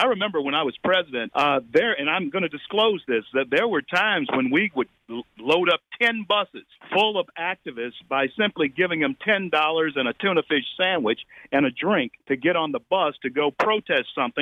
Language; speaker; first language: English; native; English